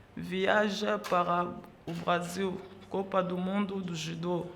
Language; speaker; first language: Portuguese; non-native, learner; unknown